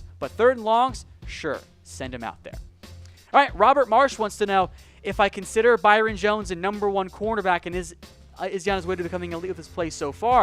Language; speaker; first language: English; native; English